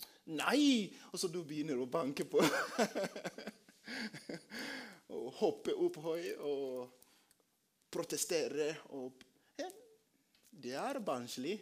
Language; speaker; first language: Norwegian; non-native, fluent; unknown